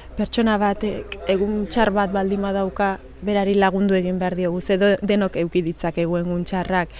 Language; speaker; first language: Basque; early bilingual, other home language; Sidamo